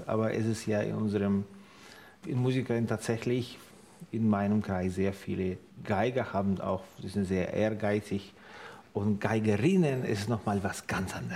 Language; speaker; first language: German; non-native, fluent; Ukrainian